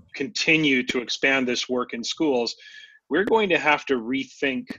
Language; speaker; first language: English; native; English